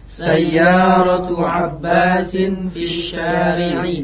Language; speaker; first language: Arabic; non-native, learner; Indonesian